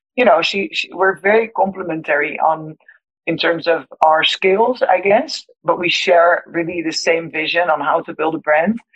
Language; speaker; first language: English; non-native, fluent; Dutch